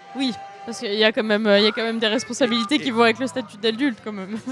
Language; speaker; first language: French; native; French